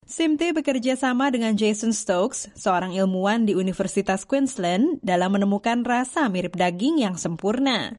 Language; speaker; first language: Indonesian; native; Indonesian